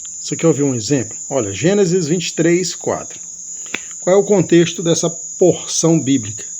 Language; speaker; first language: Portuguese; native; Portuguese